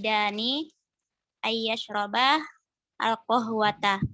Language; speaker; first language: Arabic; non-native, learner; Indonesian